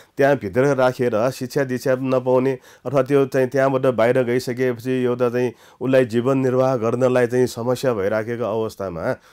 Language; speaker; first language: Nepali; non-native, local second language; Newari